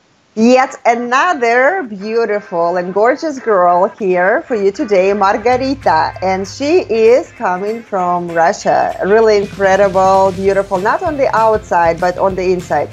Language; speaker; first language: English; non-native, fluent; Russian